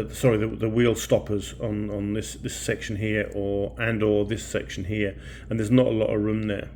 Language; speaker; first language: English; native; English